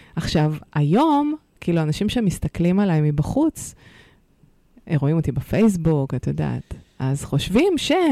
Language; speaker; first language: Hebrew; early bilingual, other home language; Russian